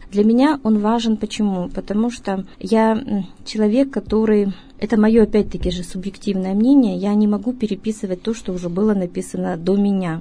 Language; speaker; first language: Russian; native; Russian